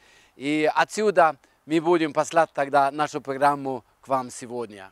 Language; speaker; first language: Russian; non-native, fluent; Norwegian